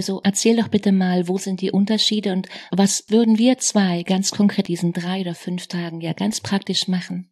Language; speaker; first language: German; native; German